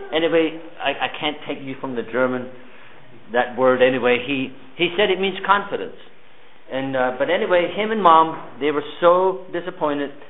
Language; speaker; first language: English; early bilingual, other home language; Pennsylvania German